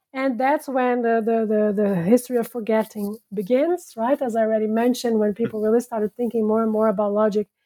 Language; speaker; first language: English; non-native, fluent; Portuguese